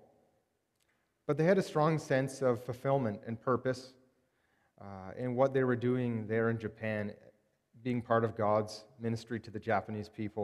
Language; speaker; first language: English; native; English